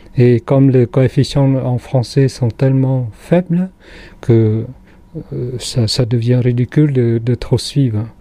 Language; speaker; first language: French; non-native, fluent; Khmer